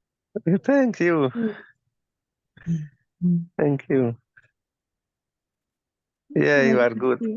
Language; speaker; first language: English; non-native, learner; Slovak